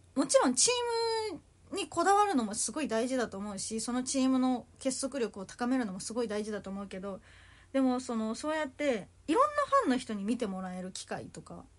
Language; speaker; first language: Japanese; native; Japanese